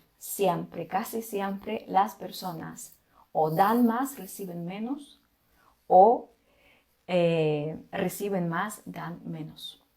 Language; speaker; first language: Spanish; non-native, fluent; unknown